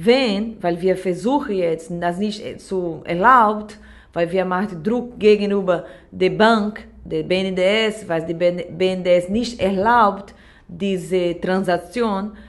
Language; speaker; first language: German; non-native, learner; Portuguese